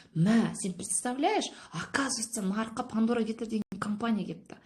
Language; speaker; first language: Russian; non-native, local second language; Kazakh